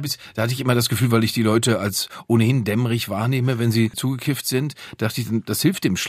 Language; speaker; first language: German; native; German